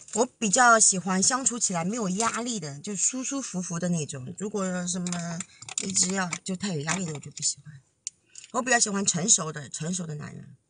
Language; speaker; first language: Chinese; native; Chinese